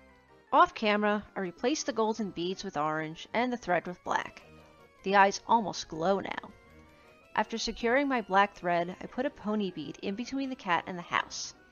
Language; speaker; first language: English; native; English